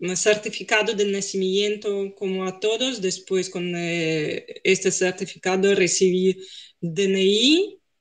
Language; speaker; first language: Spanish; non-native, fluent; Russian